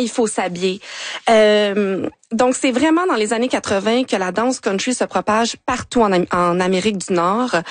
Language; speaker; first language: French; native; French